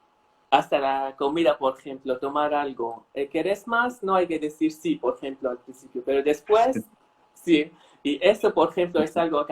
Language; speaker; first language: Spanish; non-native, fluent; Arabic